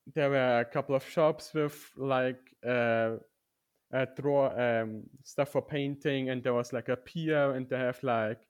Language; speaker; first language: English; non-native, fluent; German